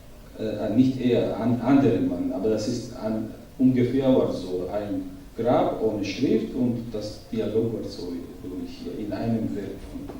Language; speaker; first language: German; non-native, learner; Georgian